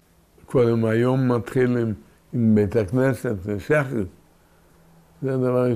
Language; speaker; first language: Hebrew; early bilingual, other home language; Yiddish